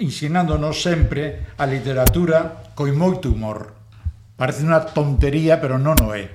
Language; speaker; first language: Galician; non-native, local second language; Spanish